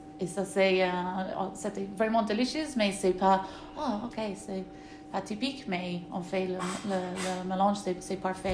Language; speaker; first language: French; non-native, learner; English